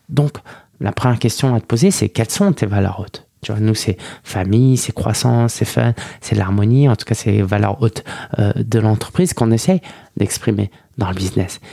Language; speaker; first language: French; early bilingual, other home language; Chinese